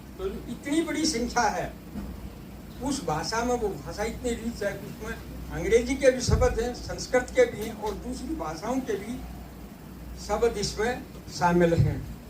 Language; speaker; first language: Hindi; native; Hindi